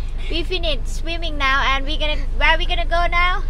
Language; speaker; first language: English; non-native, learner; Thai